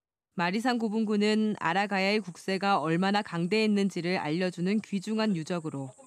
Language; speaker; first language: Korean; native; Korean